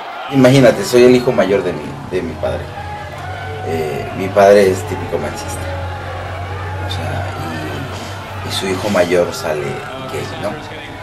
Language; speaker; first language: Spanish; early bilingual, heritage; Spanish